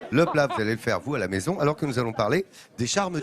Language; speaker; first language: French; native; French